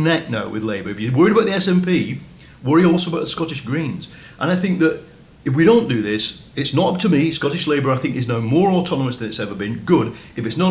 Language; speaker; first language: English; native; English